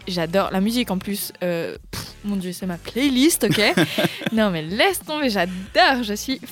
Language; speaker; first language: French; native; French